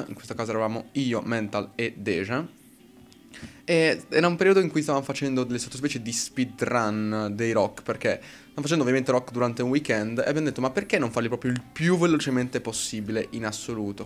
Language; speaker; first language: Italian; native; Italian